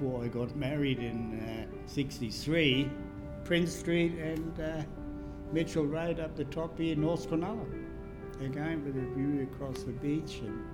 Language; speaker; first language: English; non-native, fluent; German